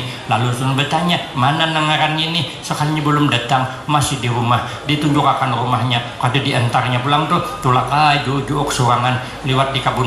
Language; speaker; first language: Indonesian; non-native, local second language; Banjar